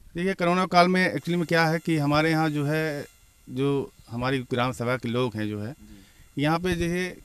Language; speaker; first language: Hindi; native; Hindi